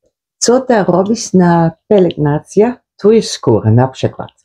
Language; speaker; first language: Polish; non-native, learner; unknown